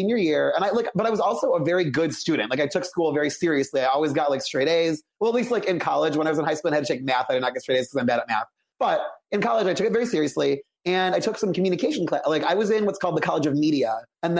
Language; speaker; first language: English; native; English